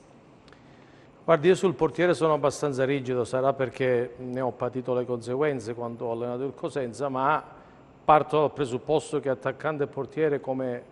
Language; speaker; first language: Italian; native; Italian